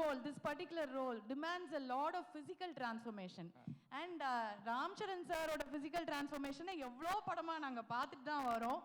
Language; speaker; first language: Tamil; native; Tamil